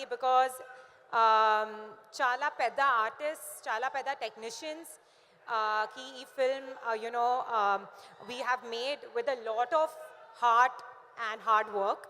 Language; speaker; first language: Telugu; non-native, learner; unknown